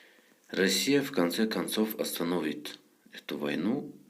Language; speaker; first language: Russian; non-native, fluent; Tajik